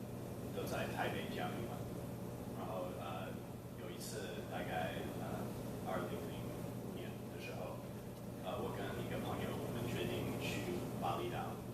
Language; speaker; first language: Chinese; non-native, fluent; English